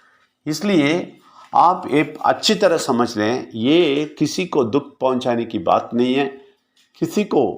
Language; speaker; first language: Hindi; non-native, local second language; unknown